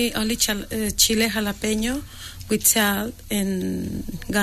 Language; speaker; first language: English; non-native, learner; Spanish